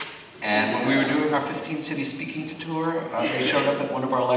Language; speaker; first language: English; native; English